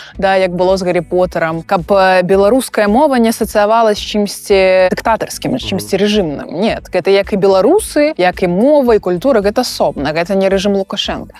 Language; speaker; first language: Belarusian; non-native, local second language; Russian